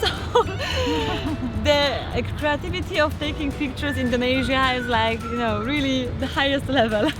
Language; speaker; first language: English; non-native, fluent; Polish